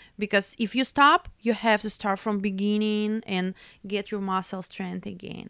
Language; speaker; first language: English; non-native, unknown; Russian